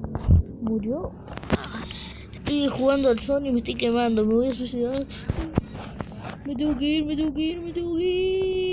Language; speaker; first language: Spanish; native; Spanish